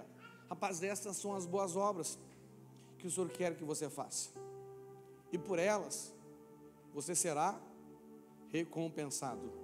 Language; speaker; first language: Portuguese; native; Portuguese